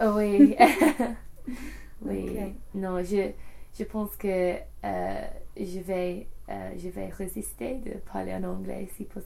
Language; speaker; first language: French; non-native, learner; English